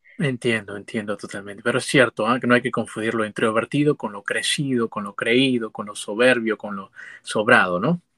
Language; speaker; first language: Spanish; native; Spanish